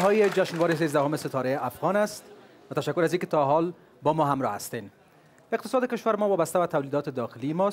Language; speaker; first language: Persian; native; Persian